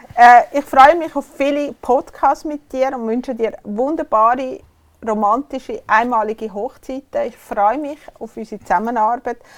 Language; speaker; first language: German; native; German